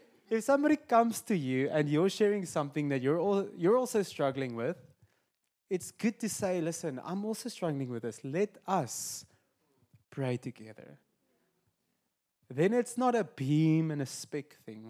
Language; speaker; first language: English; non-native, local second language; Afrikaans